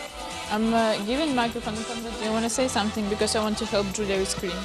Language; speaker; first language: English; non-native, fluent; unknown